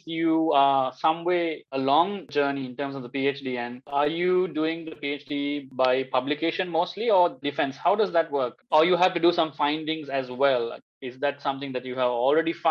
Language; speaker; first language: English; non-native, local second language; Sinhala